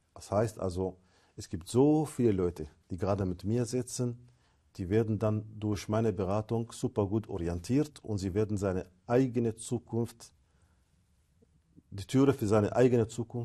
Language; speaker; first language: German; non-native, fluent; Arabic